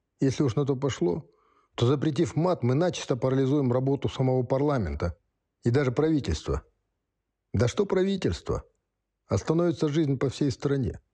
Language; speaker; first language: Russian; non-native, local second language; Kazakh